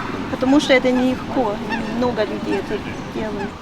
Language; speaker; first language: Russian; early bilingual, heritage; Russian